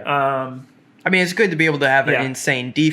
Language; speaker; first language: English; native; English